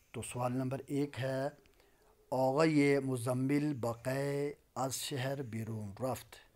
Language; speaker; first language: Persian; non-native, local second language; Urdu